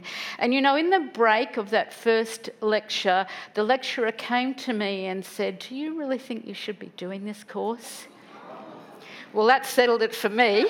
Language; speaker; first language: English; native; English